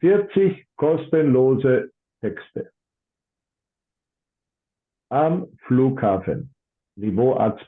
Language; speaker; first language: German; non-native, fluent; English